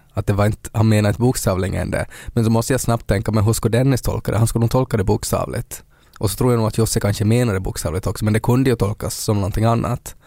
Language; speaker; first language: Swedish; native; Swedish